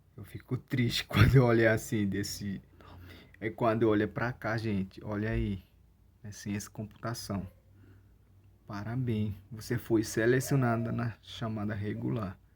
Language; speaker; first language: Portuguese; non-native, local second language; Ticuna